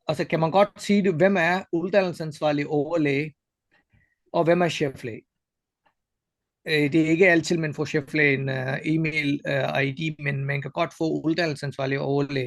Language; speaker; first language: Danish; non-native, fluent; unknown